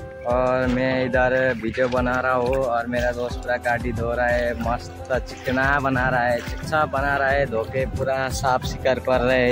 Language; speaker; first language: Hindi; non-native, local second language; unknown